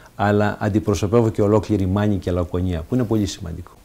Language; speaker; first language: Greek; early bilingual, heritage; Greek